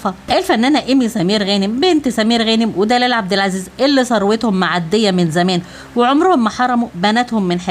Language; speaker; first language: Arabic; native; Arabic